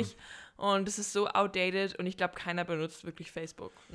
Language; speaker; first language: German; native; German